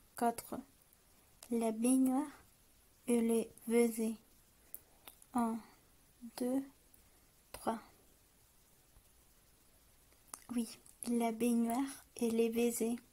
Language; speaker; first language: French; non-native, learner; Spanish